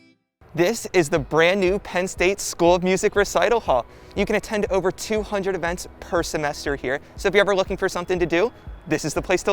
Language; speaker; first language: English; native; English